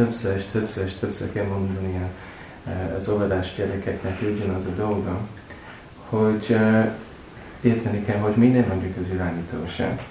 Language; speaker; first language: Hungarian; non-native, learner; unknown